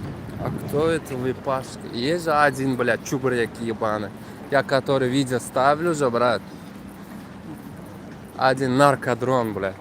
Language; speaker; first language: Russian; non-native, fluent; Turkmen